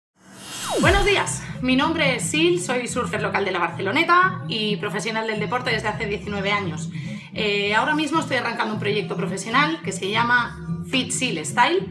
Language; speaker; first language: Spanish; native; Spanish